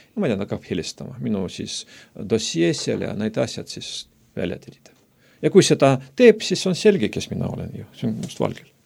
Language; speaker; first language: Estonian; non-native, local second language; Russian